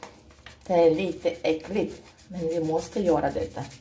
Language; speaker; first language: Swedish; non-native, learner; Russian